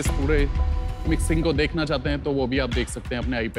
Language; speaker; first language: Hindi; native; Hindi